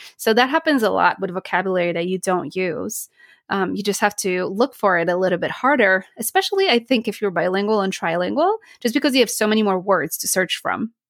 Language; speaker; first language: English; non-native, fluent; Polish